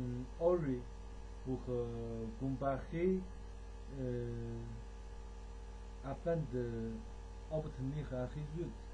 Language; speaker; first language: French; non-native, learner; Chinese